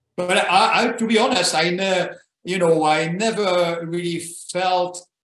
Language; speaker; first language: English; non-native, fluent; French